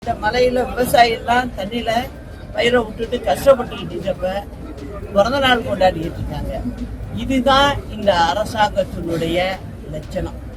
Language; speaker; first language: Tamil; native; Tamil